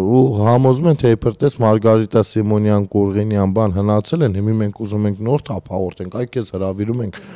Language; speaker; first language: Armenian; native; Armenian